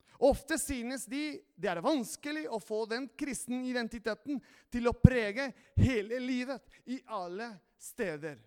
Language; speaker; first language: Norwegian; non-native, fluent; Spanish